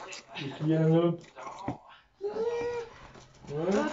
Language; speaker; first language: French; native; French